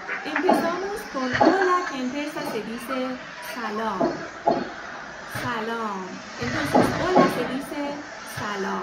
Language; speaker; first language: Spanish; non-native, fluent; Persian